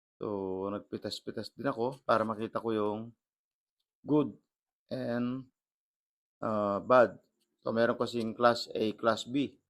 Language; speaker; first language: Filipino; native; Filipino